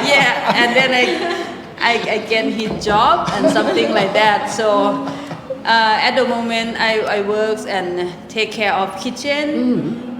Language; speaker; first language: English; non-native, local second language; Thai